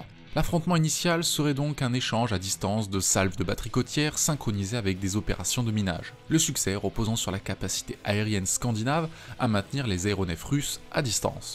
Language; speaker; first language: French; native; French